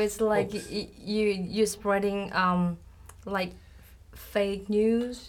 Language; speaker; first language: English; non-native, learner; Indonesian